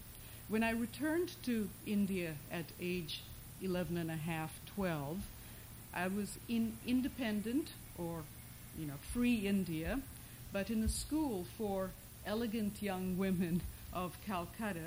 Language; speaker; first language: English; non-native, local second language; Bangla